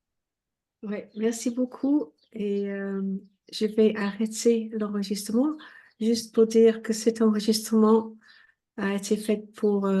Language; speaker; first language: French; non-native, fluent; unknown